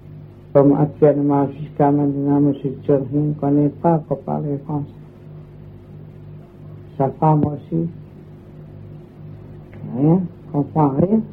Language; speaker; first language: French; non-native, learner; Vietnamese